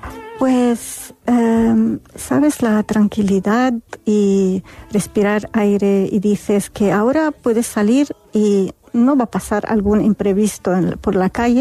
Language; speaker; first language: Spanish; non-native, fluent; Arabic